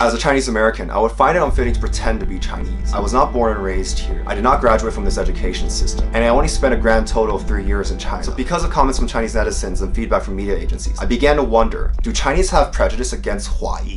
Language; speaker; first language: English; native; English